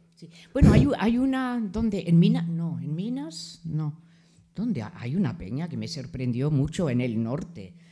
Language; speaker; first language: Spanish; non-native, fluent; English